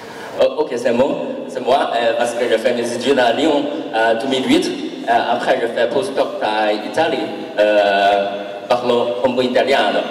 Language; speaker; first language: French; non-native, learner; Chinese